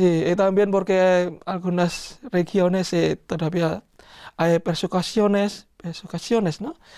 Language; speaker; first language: Spanish; non-native, learner; Indonesian